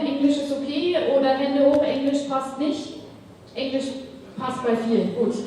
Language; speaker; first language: German; native; German